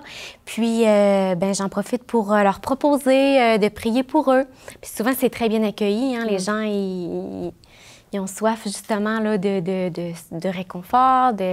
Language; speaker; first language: French; native; French